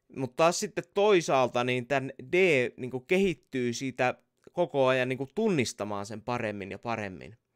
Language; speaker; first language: Finnish; native; Finnish